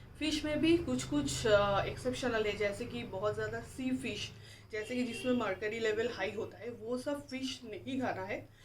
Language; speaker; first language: Hindi; non-native, local second language; Bangla